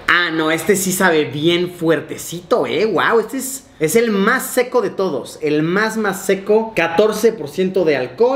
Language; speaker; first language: Spanish; native; Spanish